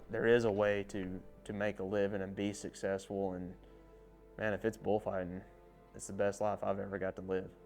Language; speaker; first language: English; native; English